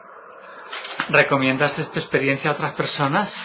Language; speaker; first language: Spanish; native; Spanish